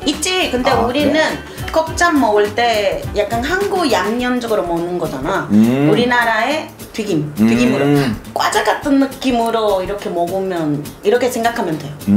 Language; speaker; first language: Korean; non-native, fluent; Spanish